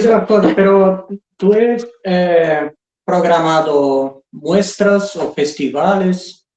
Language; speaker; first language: Spanish; non-native, fluent; Portuguese